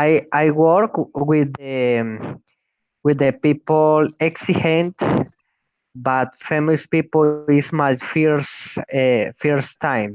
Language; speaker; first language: English; non-native, learner; Spanish